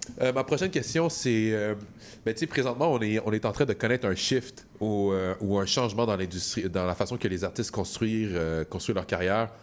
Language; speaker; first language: French; native; French